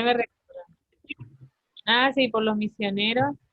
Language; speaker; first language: Spanish; native; Spanish